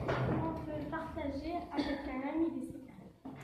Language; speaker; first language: French; non-native, learner; Kabyle